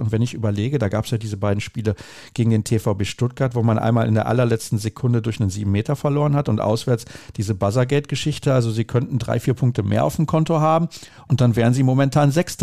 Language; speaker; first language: German; native; German